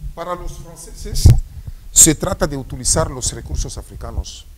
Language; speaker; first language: Spanish; non-native, fluent; Swahili